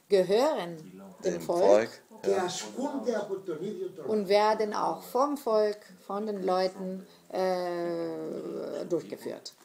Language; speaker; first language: German; non-native, fluent; Greek